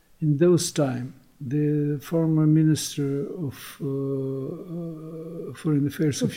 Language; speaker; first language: English; non-native, learner; Ukrainian